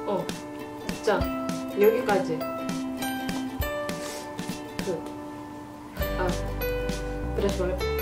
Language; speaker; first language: Korean; non-native, learner; Indonesian